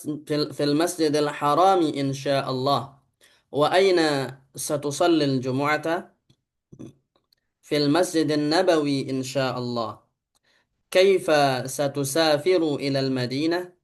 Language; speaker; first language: Arabic; non-native, fluent; Indonesian